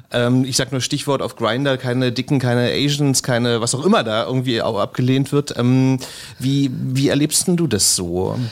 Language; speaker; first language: German; native; German